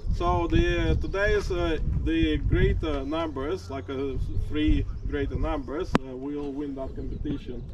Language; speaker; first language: English; non-native, fluent; Russian